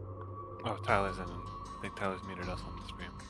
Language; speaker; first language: English; native; English